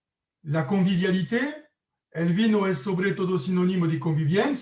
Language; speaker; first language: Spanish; non-native, learner; French